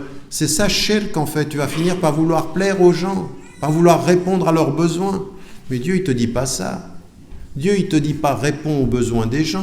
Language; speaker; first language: French; native; French